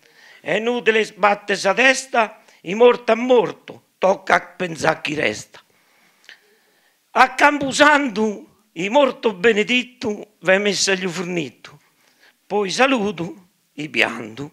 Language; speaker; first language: Italian; native; Italian